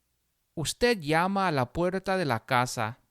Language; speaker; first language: Spanish; non-native, fluent; English